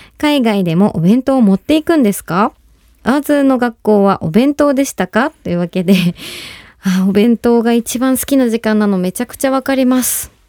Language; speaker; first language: Japanese; native; Japanese